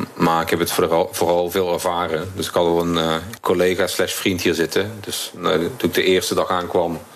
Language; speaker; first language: Dutch; native; Dutch